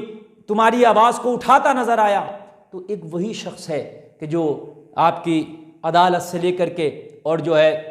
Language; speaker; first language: Urdu; native; Urdu